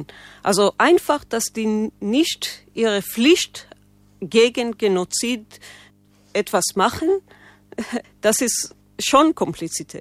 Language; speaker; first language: German; non-native, learner; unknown